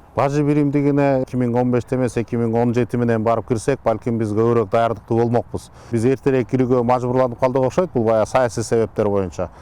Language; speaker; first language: Kyrgyz; native; Kyrgyz